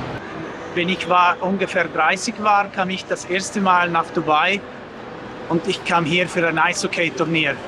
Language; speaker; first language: German; non-native, local second language; Italian